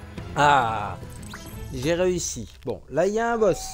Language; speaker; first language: French; native; French